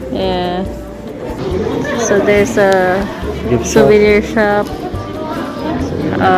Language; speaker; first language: English; non-native, local second language; Filipino